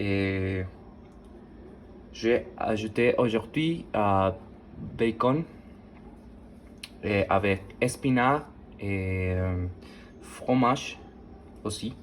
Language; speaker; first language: French; non-native, learner; Spanish